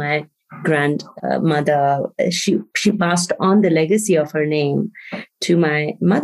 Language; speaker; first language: English; non-native, local second language; Bangla